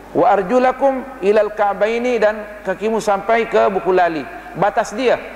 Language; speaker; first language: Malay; non-native, fluent; Arabic